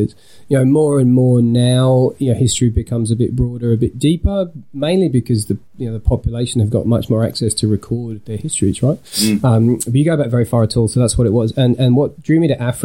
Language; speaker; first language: English; native; English